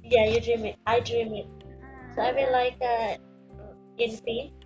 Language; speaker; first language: English; non-native, learner; Indonesian